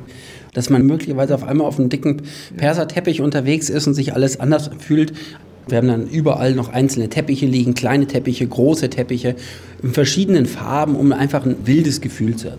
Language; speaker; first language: German; native; German